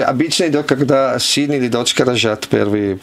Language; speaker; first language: Russian; non-native, learner; Italian